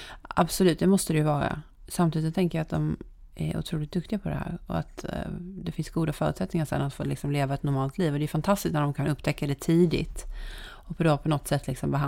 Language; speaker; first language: Swedish; native; Swedish